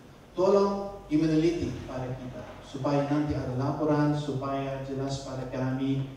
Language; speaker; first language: Indonesian; non-native, fluent; Dutch